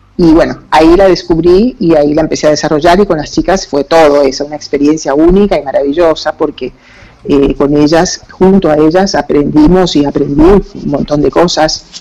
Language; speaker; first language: Spanish; native; Spanish